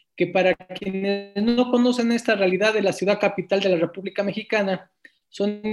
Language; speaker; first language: Spanish; native; Spanish